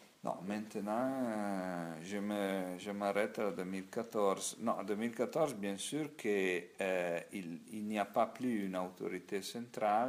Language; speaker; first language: French; non-native, learner; Italian